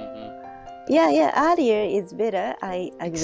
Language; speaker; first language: English; non-native, learner; Japanese